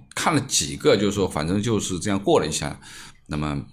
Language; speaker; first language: Chinese; native; Chinese